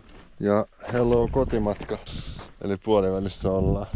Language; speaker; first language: Finnish; native; Finnish